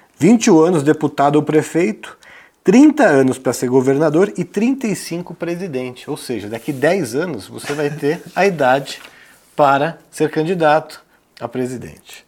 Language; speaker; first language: Portuguese; native; Portuguese